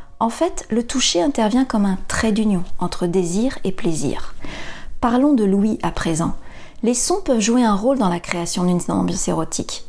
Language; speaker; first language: French; native; French